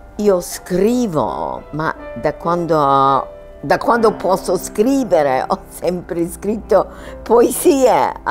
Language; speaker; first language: Italian; non-native, fluent; German